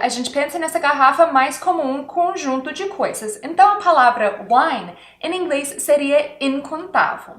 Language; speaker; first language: Portuguese; non-native, fluent; English